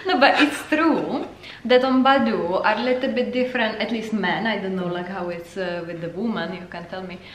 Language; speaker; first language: English; non-native, fluent; Czech